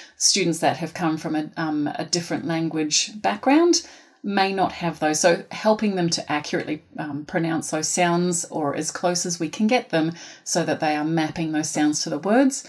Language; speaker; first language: English; native; English